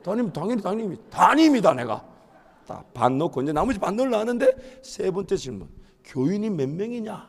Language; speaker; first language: Korean; native; Korean